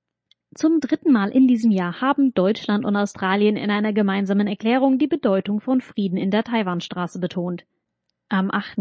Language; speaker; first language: German; native; German